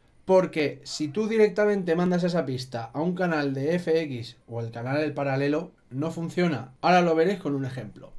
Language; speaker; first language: Spanish; native; Spanish